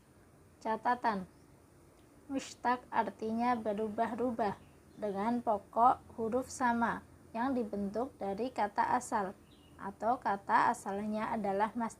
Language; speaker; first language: Indonesian; native; Indonesian